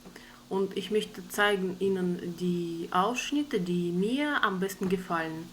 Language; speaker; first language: German; non-native, learner; Russian